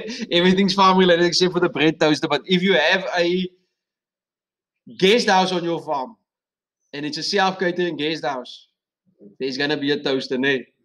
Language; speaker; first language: English; non-native, local second language; Afrikaans